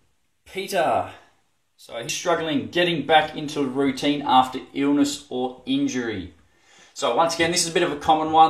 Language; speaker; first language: English; native; English